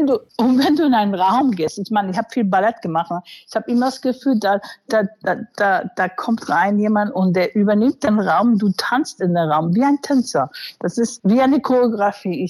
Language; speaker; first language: German; non-native, fluent; English